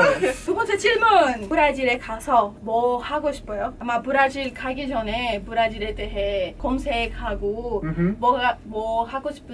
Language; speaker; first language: Korean; non-native, fluent; Portuguese